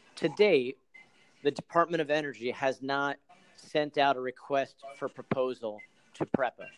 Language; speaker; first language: English; native; English